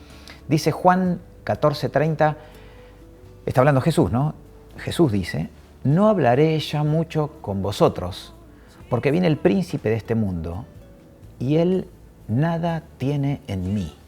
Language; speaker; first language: Spanish; native; Spanish